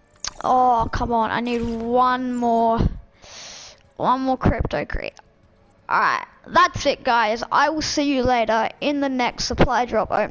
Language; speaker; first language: English; native; English